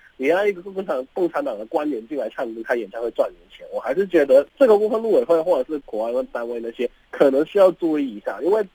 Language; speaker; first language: Chinese; non-native, fluent; Cantonese